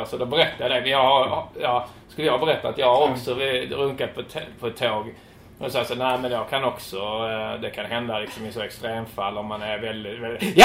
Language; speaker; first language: Swedish; native; Swedish